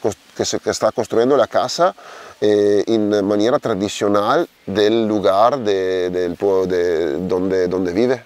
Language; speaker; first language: Spanish; non-native, learner; Italian